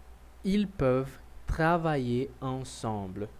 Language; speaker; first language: French; non-native, learner; Portuguese